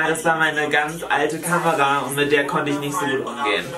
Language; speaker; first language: German; native; German